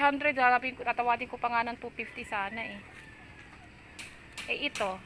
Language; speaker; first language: Filipino; native; Filipino